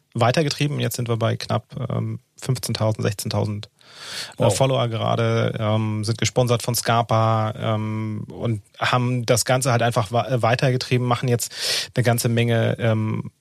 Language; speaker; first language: German; native; German